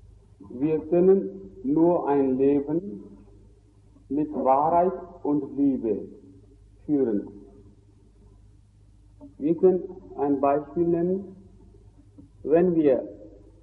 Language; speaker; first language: German; non-native, fluent; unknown